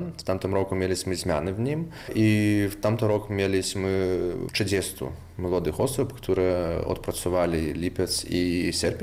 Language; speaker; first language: Polish; non-native, local second language; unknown